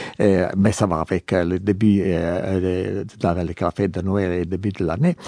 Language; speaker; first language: French; non-native, learner; Croatian